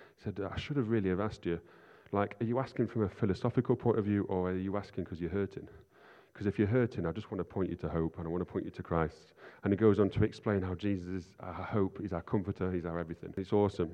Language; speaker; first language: English; native; English